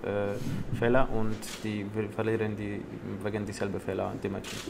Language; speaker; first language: German; non-native, learner; Polish